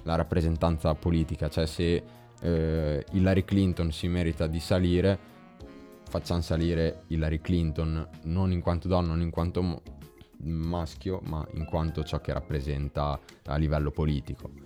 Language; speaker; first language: Italian; native; Italian